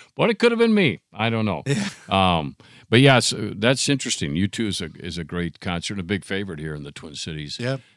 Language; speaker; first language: English; non-native, fluent; Italian